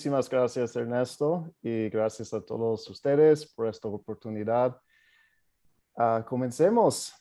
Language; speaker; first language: Spanish; non-native, fluent; English